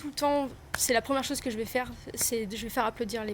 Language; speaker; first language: French; native; French